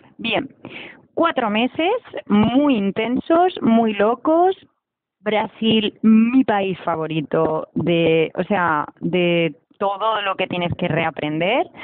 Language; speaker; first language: Spanish; native; Spanish